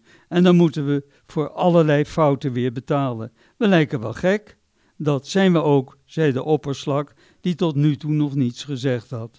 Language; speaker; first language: Dutch; native; Dutch